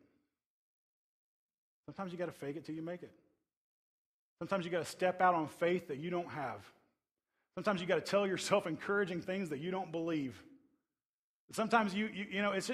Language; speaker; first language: English; native; English